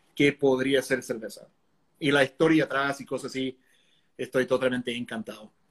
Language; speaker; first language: Spanish; non-native, fluent; English